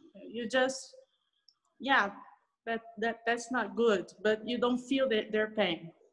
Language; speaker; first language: English; non-native, fluent; Portuguese